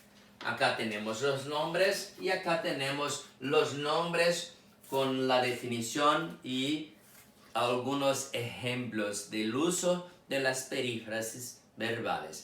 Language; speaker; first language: Spanish; non-native, fluent; Portuguese